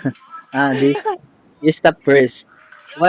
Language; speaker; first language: English; non-native, learner; Filipino